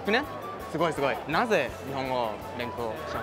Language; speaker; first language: Japanese; non-native, fluent; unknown